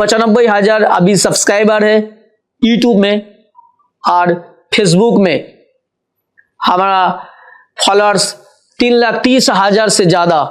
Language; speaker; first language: Hindi; non-native, local second language; Bangla